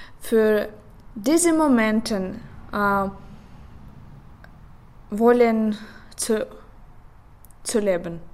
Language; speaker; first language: German; non-native, learner; Russian